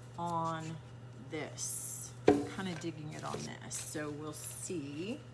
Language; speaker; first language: English; native; English